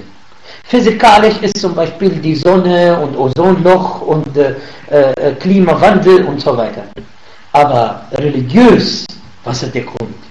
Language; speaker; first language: German; non-native, learner; Arabic